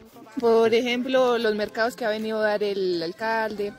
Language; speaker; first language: Spanish; native; Spanish